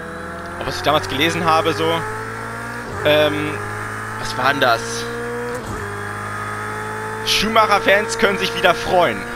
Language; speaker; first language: German; native; German